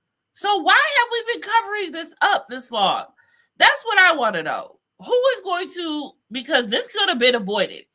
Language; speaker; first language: English; native; English